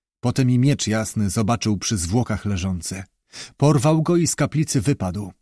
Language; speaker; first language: Polish; native; Polish